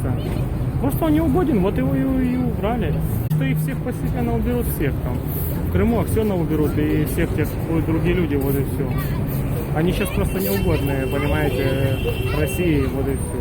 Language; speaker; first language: Russian; native; Russian